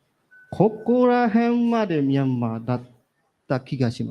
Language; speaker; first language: Japanese; non-native, learner; Burmese